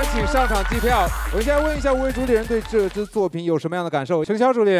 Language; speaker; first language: Chinese; native; Chinese